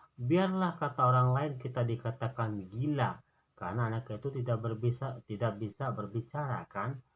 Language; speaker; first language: Indonesian; non-native, local second language; Sundanese